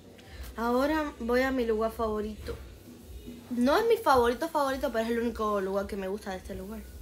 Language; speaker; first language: Spanish; early bilingual, heritage; Spanish